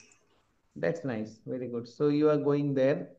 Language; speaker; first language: English; non-native, local second language; Marathi